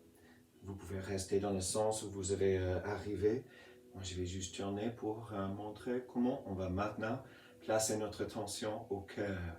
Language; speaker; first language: French; non-native, fluent; English